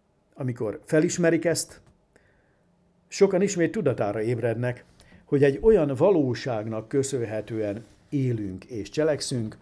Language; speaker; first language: Hungarian; native; Hungarian